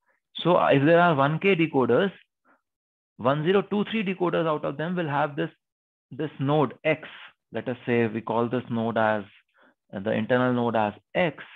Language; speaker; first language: English; non-native, local second language; Hindi